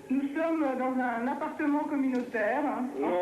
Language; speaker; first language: French; non-native, fluent; Russian